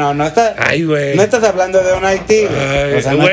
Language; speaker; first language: Spanish; native; Spanish